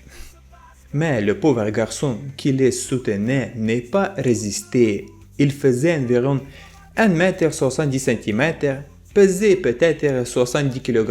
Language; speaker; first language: French; non-native, fluent; Russian